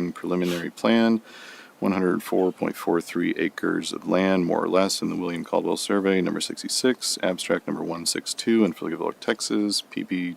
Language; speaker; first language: English; native; English